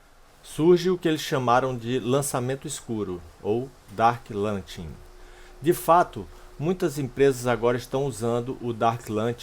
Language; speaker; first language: Portuguese; native; Portuguese